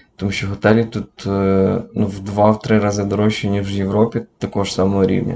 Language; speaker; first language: Ukrainian; native; Ukrainian